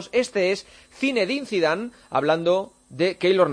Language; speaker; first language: Spanish; native; Spanish